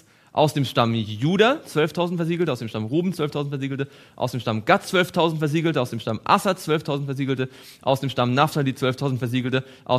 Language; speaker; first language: German; native; German